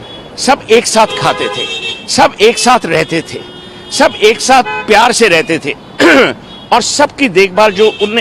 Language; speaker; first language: Hindi; native; Hindi